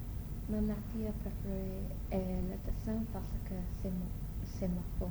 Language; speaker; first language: French; non-native, learner; English